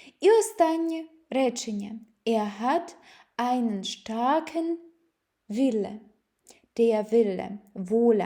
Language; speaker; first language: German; non-native, fluent; Ukrainian